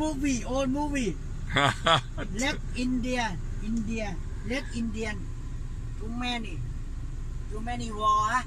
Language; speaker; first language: English; non-native, learner; Thai